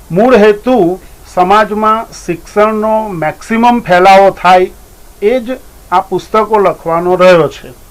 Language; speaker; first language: Gujarati; native; Gujarati